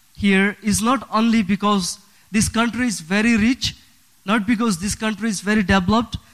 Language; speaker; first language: English; non-native, fluent; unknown